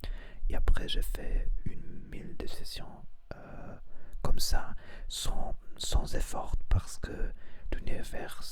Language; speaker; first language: French; non-native, learner; Spanish